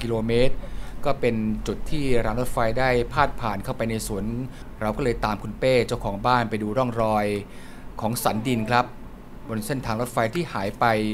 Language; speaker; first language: Thai; native; Thai